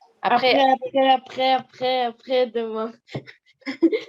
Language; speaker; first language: French; non-native, learner; Russian